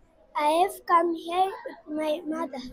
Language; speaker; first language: English; non-native, learner; Bangla